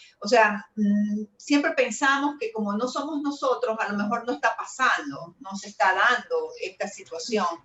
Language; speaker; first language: Spanish; native; Spanish